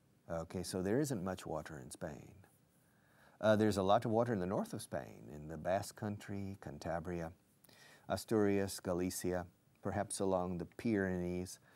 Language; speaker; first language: English; native; English